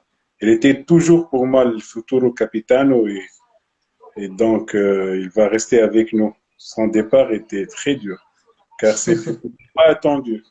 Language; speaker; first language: French; non-native, local second language; Arabic